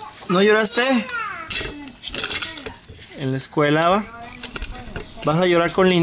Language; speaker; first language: Spanish; native; Spanish